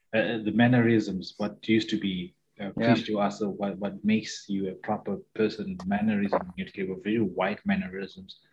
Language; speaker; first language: English; non-native, local second language; Shona